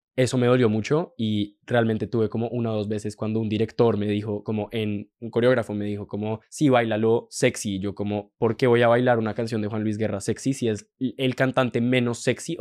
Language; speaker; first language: Spanish; native; Spanish